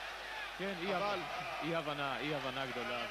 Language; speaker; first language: Hebrew; native; Hebrew